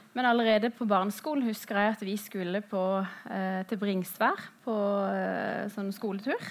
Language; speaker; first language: Norwegian; early bilingual, other home language; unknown